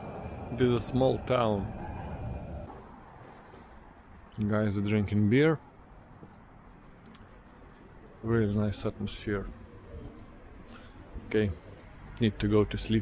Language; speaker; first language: English; non-native, fluent; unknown